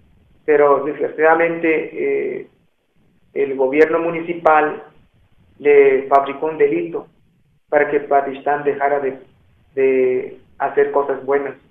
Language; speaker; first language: Spanish; non-native, local second language; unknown